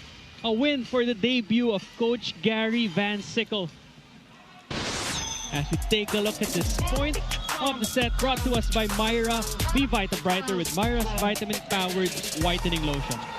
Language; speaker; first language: English; non-native, local second language; Filipino